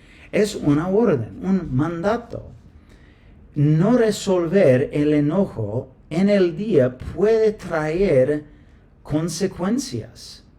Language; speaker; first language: Spanish; non-native, fluent; English